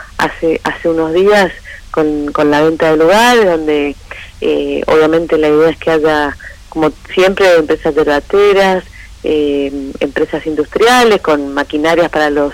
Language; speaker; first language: Spanish; native; Spanish